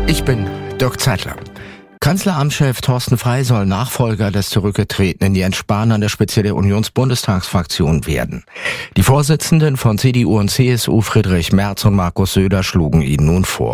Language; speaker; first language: German; native; German